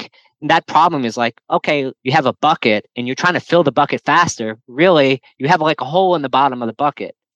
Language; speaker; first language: English; native; English